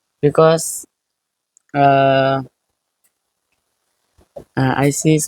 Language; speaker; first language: English; non-native, learner; Indonesian